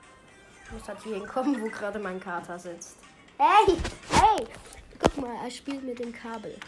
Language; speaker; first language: German; native; German